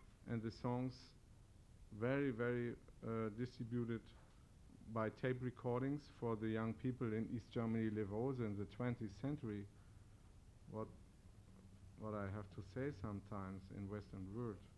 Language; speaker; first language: English; non-native, learner; German